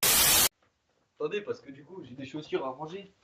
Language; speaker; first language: French; native; French